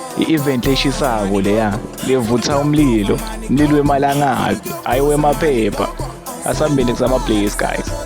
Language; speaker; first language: Zulu; non-native, local second language; Swati